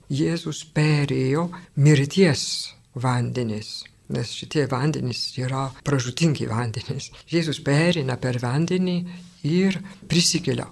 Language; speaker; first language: Lithuanian; non-native, fluent; French